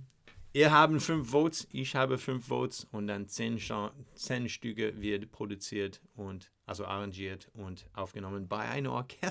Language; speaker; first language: German; non-native, learner; English